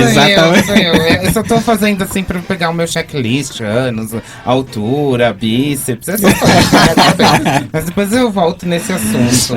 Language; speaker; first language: Portuguese; native; Portuguese